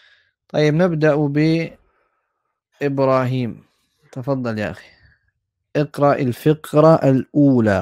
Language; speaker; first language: Arabic; non-native, fluent; German